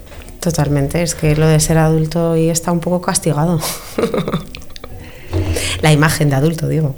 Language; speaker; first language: Spanish; native; Spanish